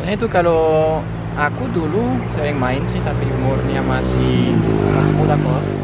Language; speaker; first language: Indonesian; non-native, fluent; French